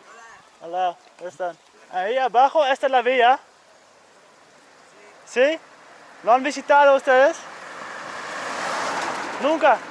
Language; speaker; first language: Spanish; non-native, learner; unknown